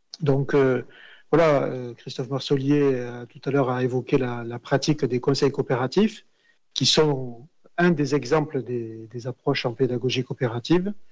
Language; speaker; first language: French; native; French